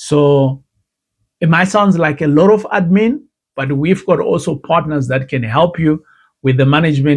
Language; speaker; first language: English; non-native, local second language; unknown